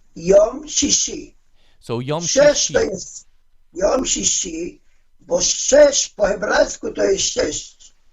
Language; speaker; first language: Polish; non-native, fluent; Hebrew